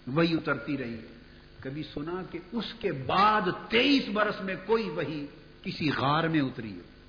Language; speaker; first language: Urdu; non-native, local second language; Punjabi